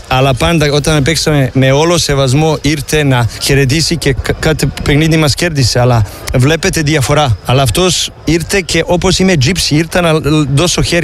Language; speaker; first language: Greek; non-native, learner; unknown